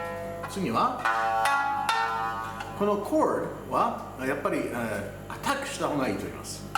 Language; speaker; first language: Japanese; non-native, fluent; English